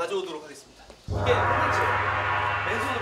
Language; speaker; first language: Korean; native; Korean